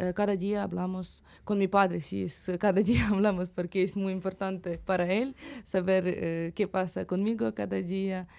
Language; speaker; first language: Spanish; non-native, fluent; Ukrainian